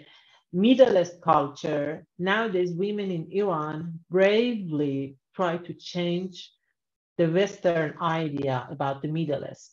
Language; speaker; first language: English; non-native, learner; Persian